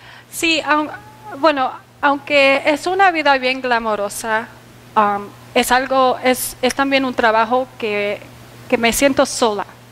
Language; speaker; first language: Spanish; early bilingual, heritage; Spanish